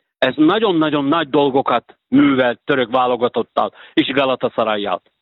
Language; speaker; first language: Hungarian; non-native, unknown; Turkish